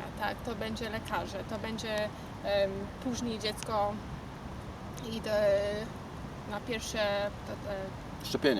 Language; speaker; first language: Polish; non-native, learner; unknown